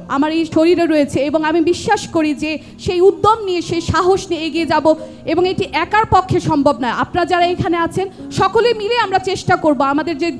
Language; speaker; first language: Bangla; non-native, local second language; Santali